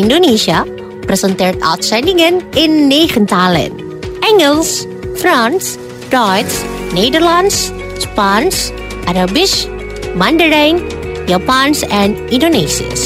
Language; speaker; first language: Dutch; non-native, fluent; Indonesian